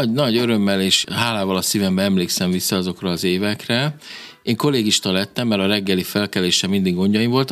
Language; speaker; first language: Hungarian; native; Hungarian